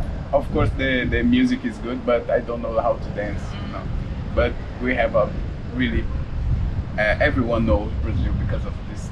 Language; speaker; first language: English; non-native, learner; Portuguese